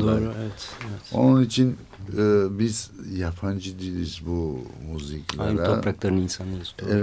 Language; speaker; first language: Turkish; non-native, learner; Armenian